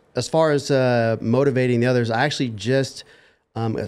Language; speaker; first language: English; native; English